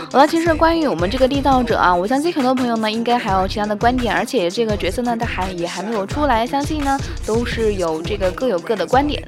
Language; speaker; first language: Chinese; native; Chinese